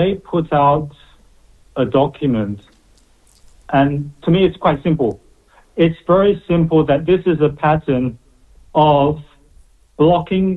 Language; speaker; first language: English; native; English